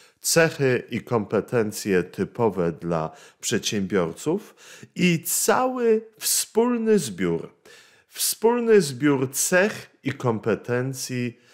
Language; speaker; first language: Polish; native; Polish